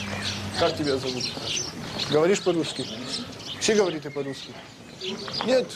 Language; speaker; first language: Russian; non-native, learner; French